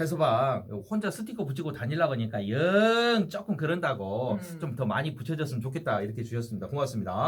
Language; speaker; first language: Korean; native; Korean